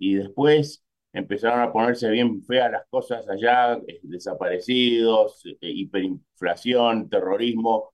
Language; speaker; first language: Spanish; native; Spanish